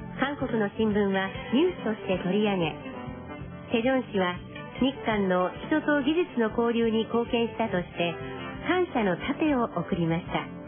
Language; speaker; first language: Japanese; native; Japanese